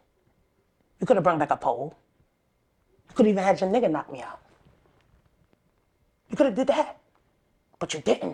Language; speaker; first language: English; native; English